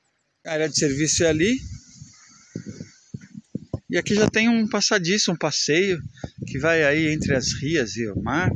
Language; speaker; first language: Portuguese; native; Portuguese